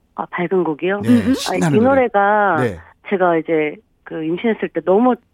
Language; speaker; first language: Korean; native; Korean